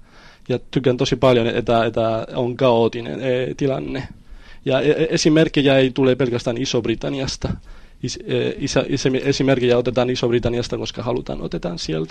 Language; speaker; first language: Finnish; non-native, fluent; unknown